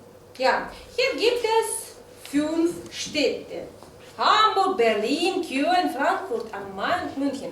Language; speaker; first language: German; non-native, fluent; Russian